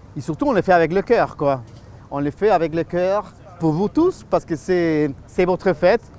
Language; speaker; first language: French; non-native, fluent; Spanish